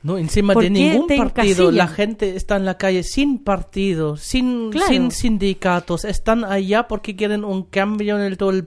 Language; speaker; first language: Spanish; non-native, fluent; German